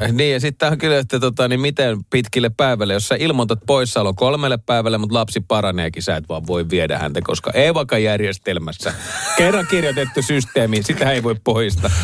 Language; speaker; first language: Finnish; native; Finnish